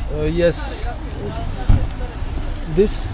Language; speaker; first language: English; non-native, learner; French